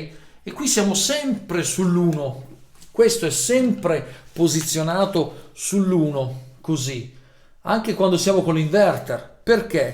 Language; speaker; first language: Italian; native; Italian